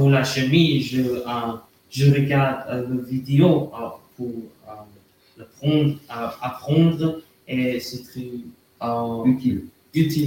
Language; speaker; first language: French; non-native, learner; German